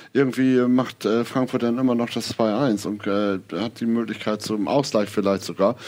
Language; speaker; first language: German; native; German